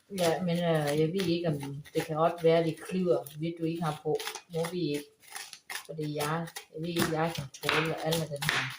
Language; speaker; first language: Danish; non-native, learner; Thai